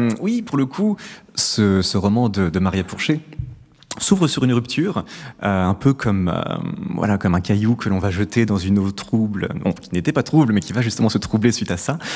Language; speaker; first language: French; native; French